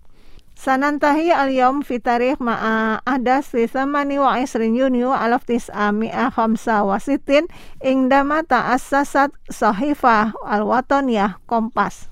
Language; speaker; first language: Arabic; non-native, learner; Indonesian